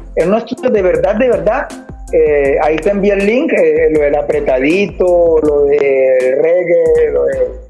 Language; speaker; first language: Spanish; native; Spanish